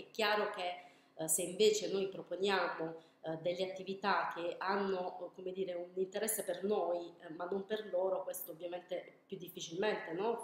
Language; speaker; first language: Italian; native; Italian